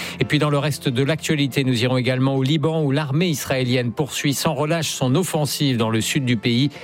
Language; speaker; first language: French; native; French